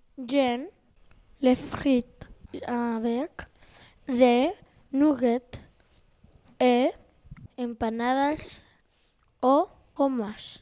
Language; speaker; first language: French; non-native, learner; Spanish